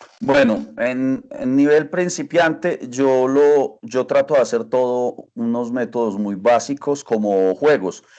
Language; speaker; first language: Spanish; native; Spanish